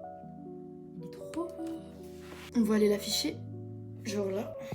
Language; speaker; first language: French; native; French